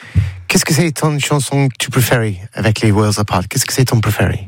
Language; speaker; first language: French; non-native, learner; English